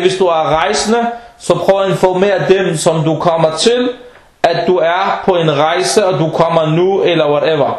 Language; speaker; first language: Danish; non-native, fluent; Arabic